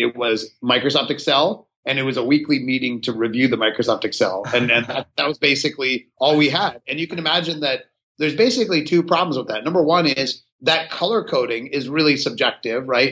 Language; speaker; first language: English; native; English